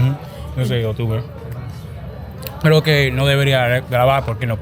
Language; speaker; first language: Spanish; non-native, learner; English